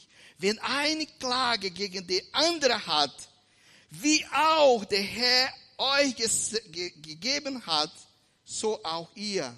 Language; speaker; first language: German; non-native, fluent; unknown